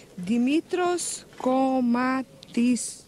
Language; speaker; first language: Greek; early bilingual, heritage; Macedonian